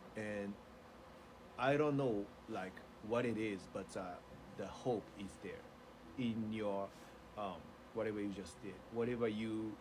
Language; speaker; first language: English; non-native, fluent; Japanese